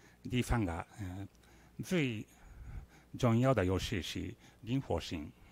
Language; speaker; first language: Chinese; non-native, learner; Japanese